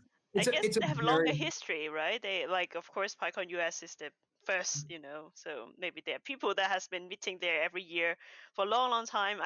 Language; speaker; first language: English; non-native, local second language; Cantonese